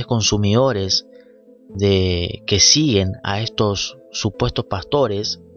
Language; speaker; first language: Spanish; native; Spanish